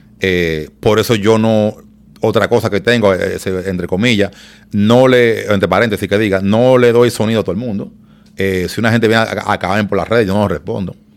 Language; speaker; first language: Spanish; native; Spanish